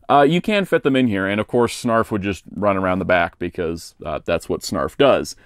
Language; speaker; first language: English; native; English